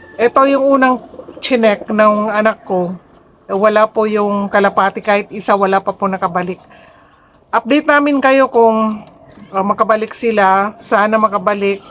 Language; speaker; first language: Filipino; non-native, local second language; Bikol